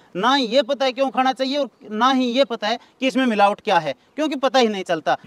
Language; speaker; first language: Hindi; native; Hindi